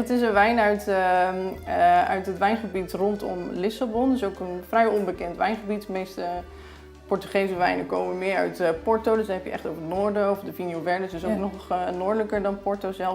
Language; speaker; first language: Dutch; native; Dutch